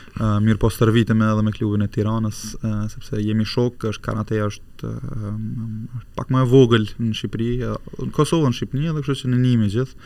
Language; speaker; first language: Albanian; native; Albanian